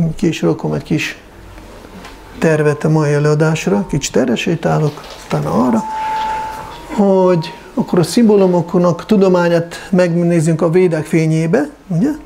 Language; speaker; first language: Hungarian; non-native, fluent; Russian